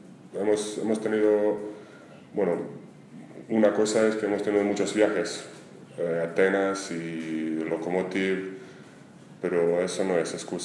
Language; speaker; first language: Spanish; non-native, fluent; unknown